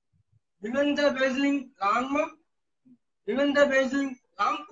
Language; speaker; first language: Chinese; non-native, learner; Bangla